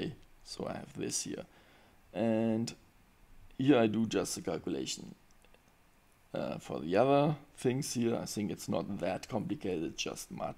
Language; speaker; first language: English; non-native, fluent; German